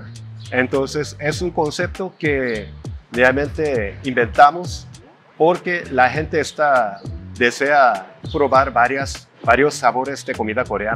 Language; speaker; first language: Spanish; non-native, fluent; Korean